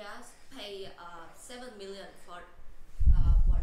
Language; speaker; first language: English; non-native, learner; Vietnamese